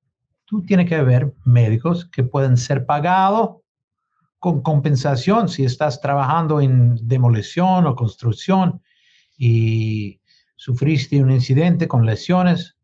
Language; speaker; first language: Spanish; non-native, learner; English